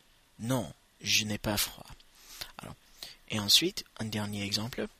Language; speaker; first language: French; non-native, fluent; English